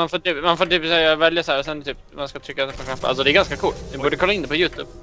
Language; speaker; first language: Swedish; native; Swedish